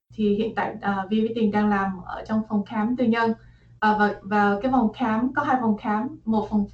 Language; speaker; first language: Vietnamese; early bilingual, heritage; Vietnamese